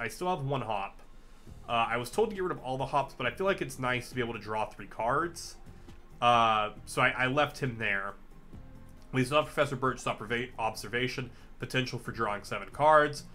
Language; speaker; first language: English; native; English